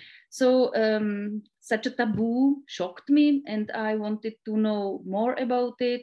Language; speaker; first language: English; non-native, fluent; Czech